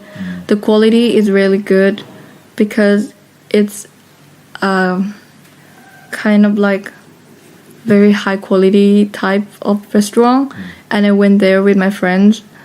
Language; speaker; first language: English; non-native, fluent; Thai